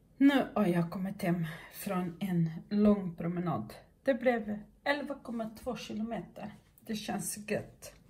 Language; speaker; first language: Swedish; native; Swedish